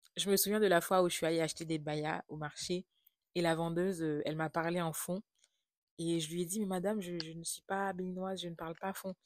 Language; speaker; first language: French; non-native, local second language; Haitian Creole